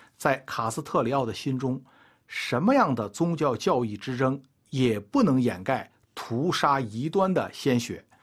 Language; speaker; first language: Chinese; native; Chinese